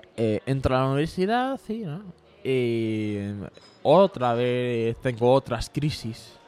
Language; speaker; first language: Spanish; early bilingual, other home language; Bangla